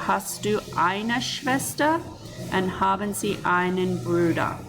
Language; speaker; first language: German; non-native, fluent; English